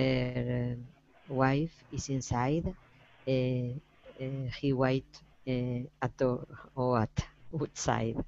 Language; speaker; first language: English; non-native, learner; Spanish